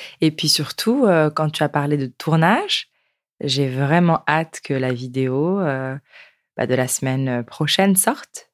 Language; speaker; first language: French; native; French